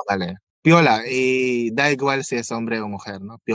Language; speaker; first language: Spanish; non-native, fluent; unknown